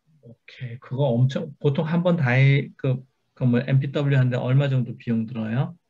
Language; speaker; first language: Korean; native; Korean